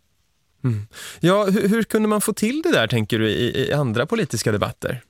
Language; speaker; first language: Swedish; native; Swedish